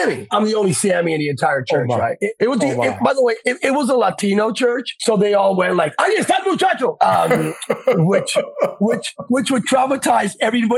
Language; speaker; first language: English; native; English